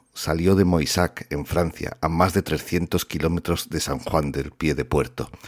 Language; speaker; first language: Spanish; native; Spanish